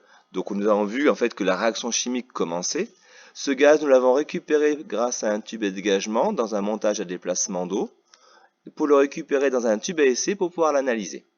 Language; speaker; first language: French; native; French